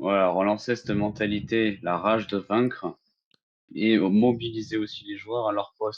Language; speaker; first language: French; native; French